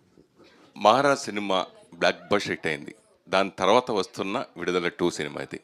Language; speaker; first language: Telugu; native; Telugu